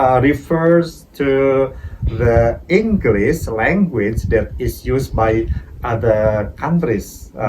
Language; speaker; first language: English; non-native, fluent; Indonesian